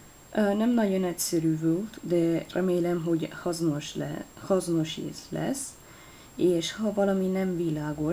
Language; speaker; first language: Hungarian; non-native, learner; Italian